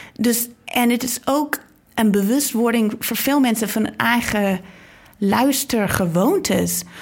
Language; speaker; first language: Dutch; non-native, fluent; English